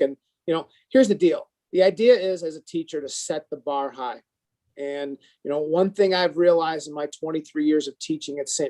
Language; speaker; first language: English; native; English